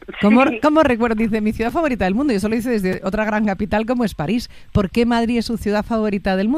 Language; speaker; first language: Spanish; native; Spanish